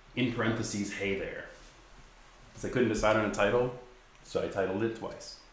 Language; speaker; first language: English; native; English